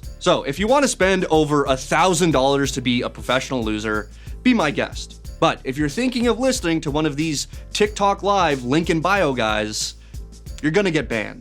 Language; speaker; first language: English; native; English